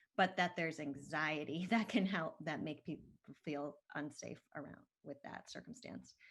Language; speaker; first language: English; native; English